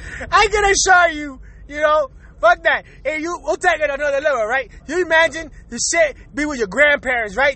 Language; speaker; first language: English; early bilingual, other home language; Spanish